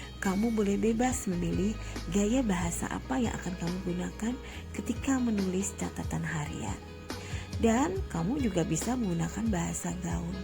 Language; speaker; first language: Indonesian; native; Indonesian